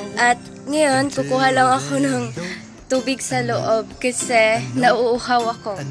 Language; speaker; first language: Filipino; non-native, local second language; Cebuano